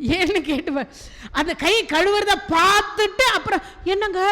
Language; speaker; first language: Tamil; native; Tamil